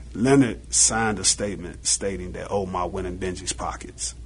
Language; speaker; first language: English; native; English